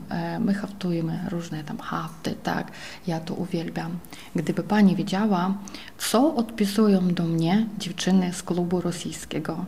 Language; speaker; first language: Polish; non-native, fluent; Ukrainian